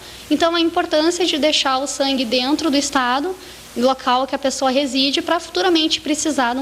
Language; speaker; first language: Portuguese; native; Portuguese